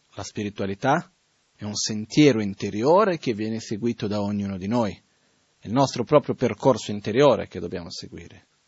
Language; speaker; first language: Italian; non-native, fluent; Portuguese